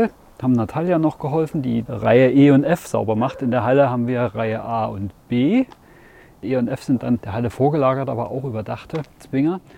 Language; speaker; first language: German; native; German